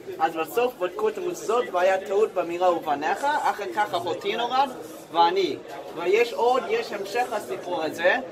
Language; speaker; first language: Hebrew; non-native, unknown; English